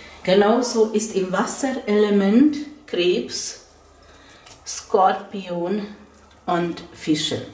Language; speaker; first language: German; non-native, fluent; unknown